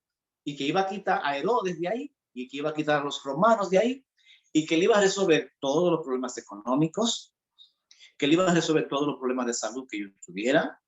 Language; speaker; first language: Spanish; native; Spanish